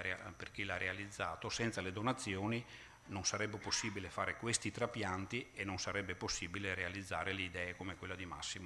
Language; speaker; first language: Italian; native; Italian